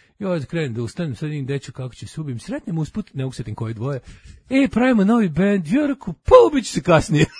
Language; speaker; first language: Serbian; native; Serbian